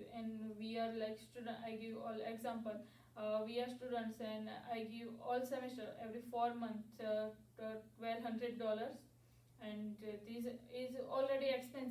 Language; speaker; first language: English; non-native, learner; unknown